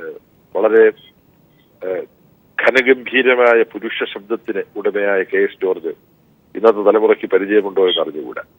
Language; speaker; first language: Malayalam; native; Malayalam